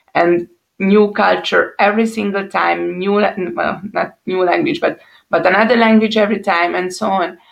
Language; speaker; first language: English; non-native, fluent; Hungarian